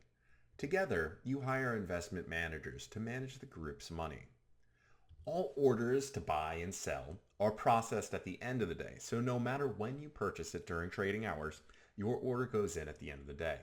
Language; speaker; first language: English; native; English